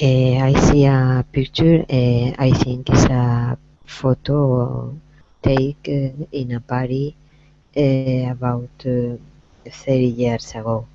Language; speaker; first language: English; non-native, learner; Spanish